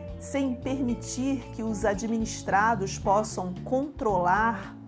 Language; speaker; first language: Portuguese; native; Portuguese